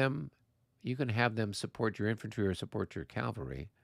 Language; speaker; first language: English; native; English